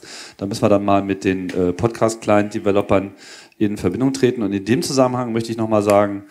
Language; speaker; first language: German; native; German